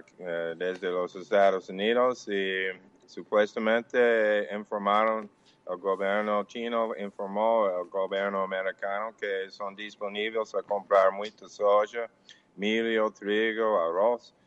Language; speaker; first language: Portuguese; non-native, fluent; English